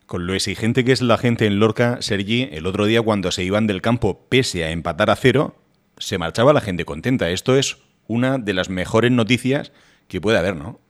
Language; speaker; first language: Spanish; native; Spanish